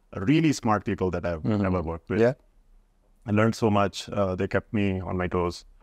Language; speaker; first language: English; non-native, local second language; Hindi